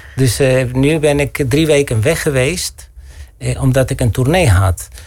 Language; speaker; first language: Dutch; non-native, fluent; Spanish